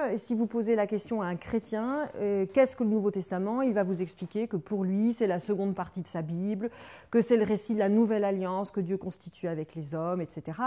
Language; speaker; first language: French; native; French